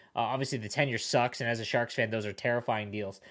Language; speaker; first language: English; native; English